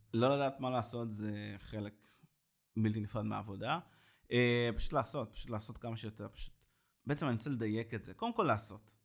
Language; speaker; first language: Hebrew; native; Hebrew